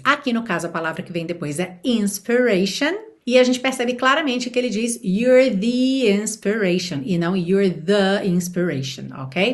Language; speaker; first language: Portuguese; native; Portuguese